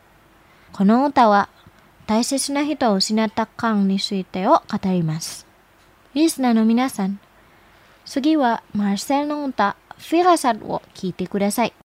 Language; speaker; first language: Japanese; non-native, fluent; Indonesian